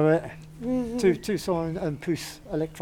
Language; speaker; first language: French; non-native, learner; English